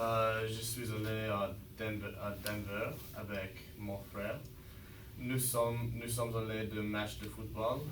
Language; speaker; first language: French; non-native, learner; English